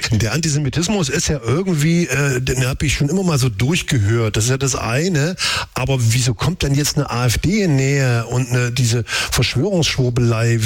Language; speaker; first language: German; native; German